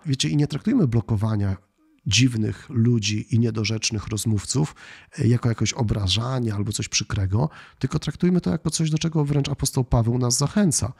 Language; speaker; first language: Polish; native; Polish